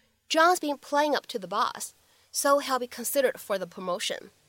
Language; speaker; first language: English; non-native, fluent; Chinese